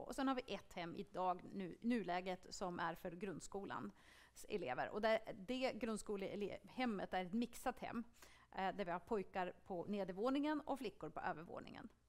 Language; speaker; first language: Swedish; native; Swedish